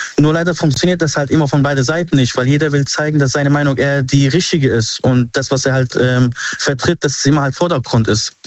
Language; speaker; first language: German; early bilingual, other home language; Arabic